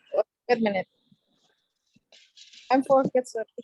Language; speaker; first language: English; non-native, learner; Indonesian